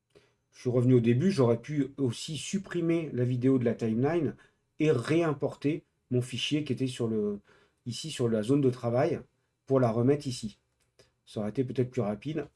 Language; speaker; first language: French; native; French